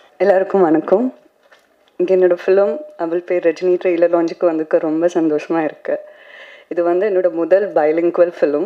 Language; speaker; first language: Tamil; non-native, learner; Malayalam